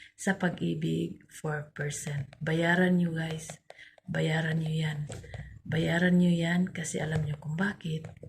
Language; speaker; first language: Filipino; non-native, local second language; Cebuano